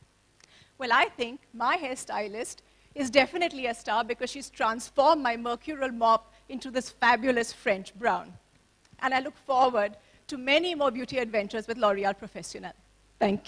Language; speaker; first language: English; non-native, local second language; Hindi